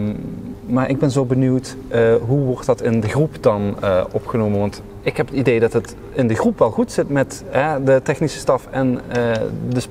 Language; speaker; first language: Dutch; native; Dutch